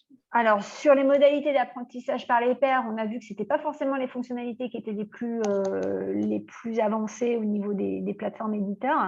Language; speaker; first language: French; native; French